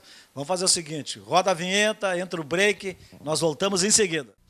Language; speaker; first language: Portuguese; native; Portuguese